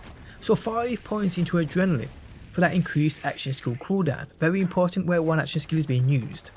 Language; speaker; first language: English; native; English